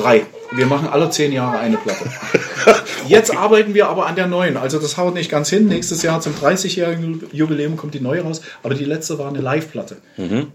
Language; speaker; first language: German; native; German